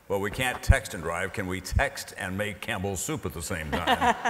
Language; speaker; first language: English; native; English